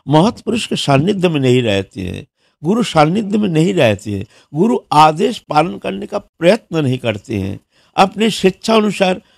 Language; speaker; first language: Hindi; non-native, local second language; Bangla